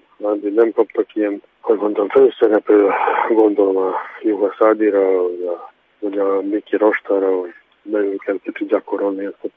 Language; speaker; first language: Hungarian; non-native, fluent; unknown